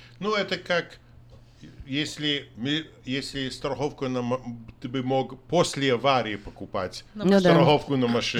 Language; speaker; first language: Russian; non-native, fluent; English